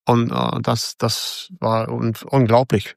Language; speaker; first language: German; non-native, fluent; English